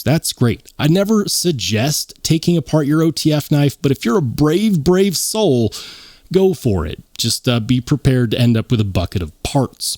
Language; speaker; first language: English; native; English